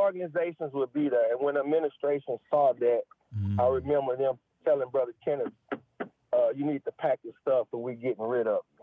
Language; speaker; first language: English; native; English